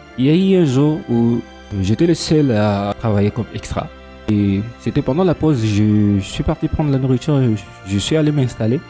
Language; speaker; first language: French; non-native, local second language; Lingala